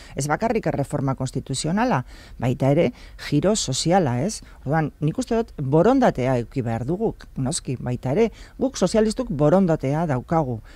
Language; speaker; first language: Basque; non-native, local second language; Spanish